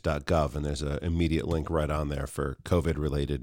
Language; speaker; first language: English; native; English